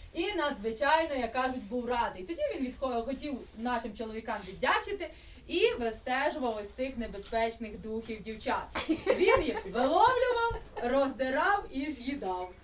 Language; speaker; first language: Ukrainian; native; Ukrainian